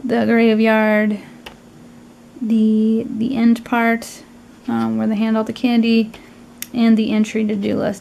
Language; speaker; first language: English; native; English